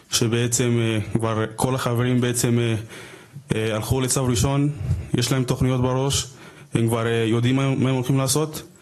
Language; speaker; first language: Hebrew; early bilingual, other home language; Tigrinya